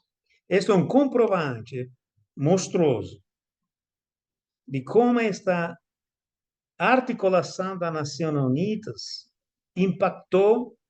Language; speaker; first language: Portuguese; non-native, fluent; Italian